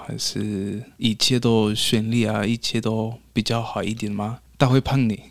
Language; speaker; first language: Chinese; non-native, fluent; Spanish